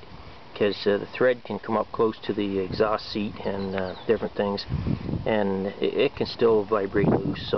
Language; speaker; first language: English; native; English